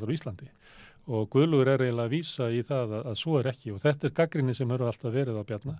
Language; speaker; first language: Icelandic; native; Icelandic